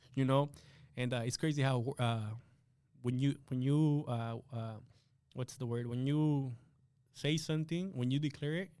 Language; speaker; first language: English; early bilingual, other home language; Spanish